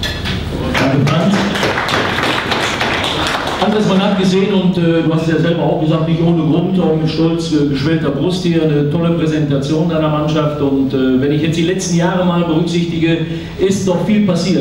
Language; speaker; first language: German; native; German